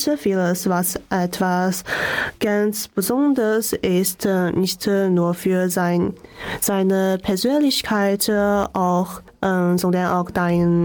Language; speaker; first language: German; non-native, learner; Chinese